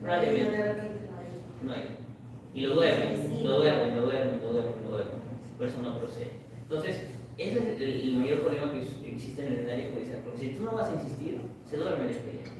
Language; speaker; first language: Spanish; native; Spanish